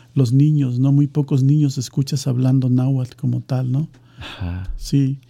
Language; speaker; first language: Spanish; native; Spanish